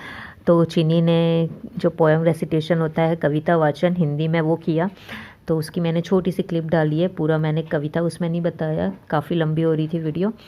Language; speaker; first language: Hindi; native; Hindi